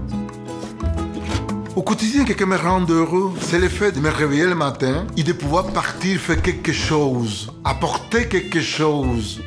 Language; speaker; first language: French; non-native, fluent; Spanish